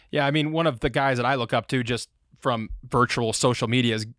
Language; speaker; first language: English; native; English